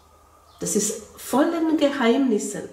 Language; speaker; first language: German; non-native, fluent; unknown